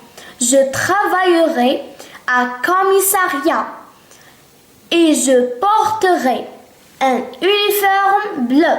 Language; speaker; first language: French; non-native, local second language; Arabic